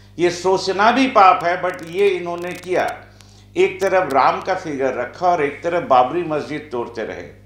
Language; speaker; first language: Hindi; non-native, local second language; Bangla